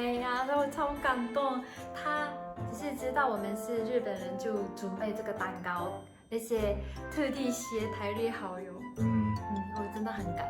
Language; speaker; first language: Chinese; non-native, fluent; Japanese